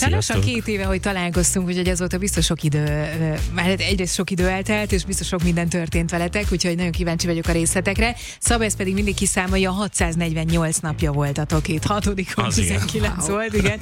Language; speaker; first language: Hungarian; native; Hungarian